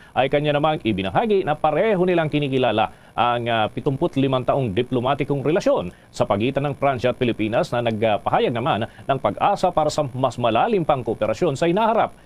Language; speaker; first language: Filipino; native; Filipino